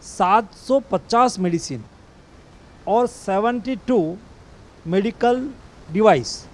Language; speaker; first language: Hindi; non-native, local second language; Gujarati